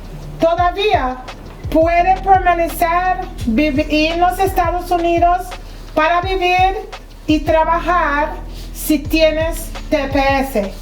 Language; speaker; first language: Spanish; non-native, fluent; English